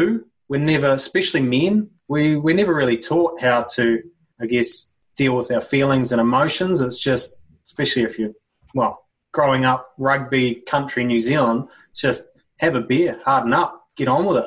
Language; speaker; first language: English; native; English